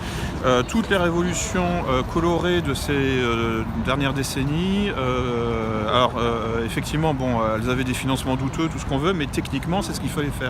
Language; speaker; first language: French; native; French